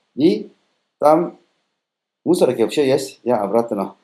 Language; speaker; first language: Russian; non-native, learner; Korean